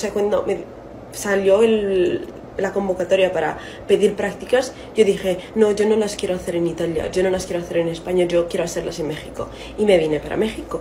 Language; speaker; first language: Spanish; non-native, fluent; Italian